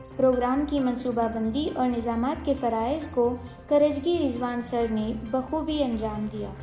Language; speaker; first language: Urdu; native; Urdu